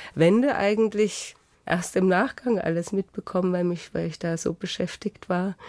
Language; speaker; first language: German; native; German